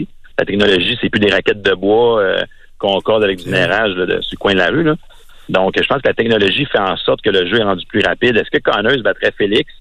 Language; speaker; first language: French; native; French